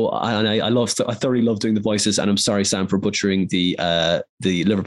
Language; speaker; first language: English; native; English